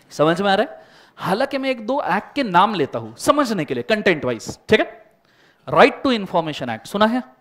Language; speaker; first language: Hindi; non-native, local second language; Marathi